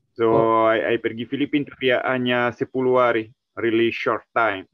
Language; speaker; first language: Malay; non-native, learner; Italian